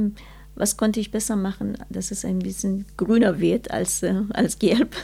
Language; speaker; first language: German; non-native, learner; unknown